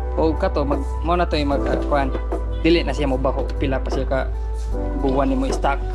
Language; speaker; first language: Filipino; non-native, local second language; Cebuano